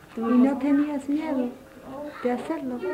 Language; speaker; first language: Spanish; non-native, fluent; English